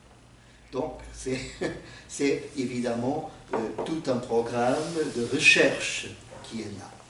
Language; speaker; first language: French; non-native, fluent; Portuguese